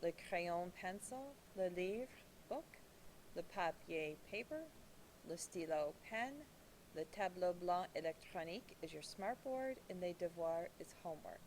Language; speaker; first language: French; non-native, fluent; English